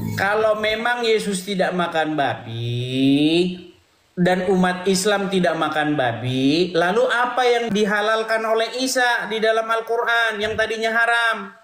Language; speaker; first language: Indonesian; non-native, local second language; Madurese